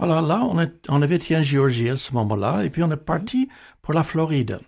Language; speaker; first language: French; non-native, fluent; English